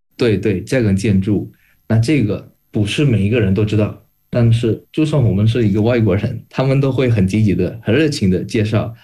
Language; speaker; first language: Chinese; non-native, fluent; Indonesian